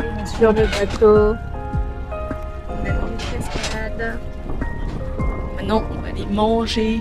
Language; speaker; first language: French; native; French